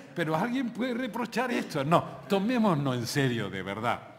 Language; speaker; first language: Spanish; native; Spanish